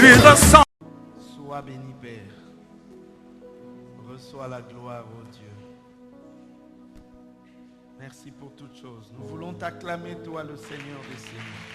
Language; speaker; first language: French; non-native, local second language; Lingala